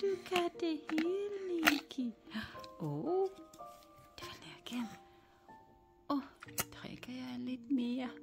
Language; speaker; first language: Danish; non-native, learner; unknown